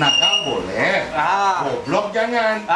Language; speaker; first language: Indonesian; non-native, local second language; Balinese